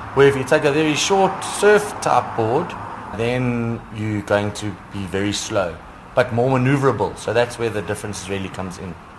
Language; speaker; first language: English; native; English